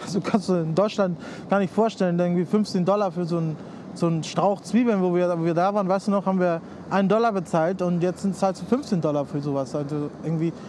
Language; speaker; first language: German; early bilingual, other home language; Spanish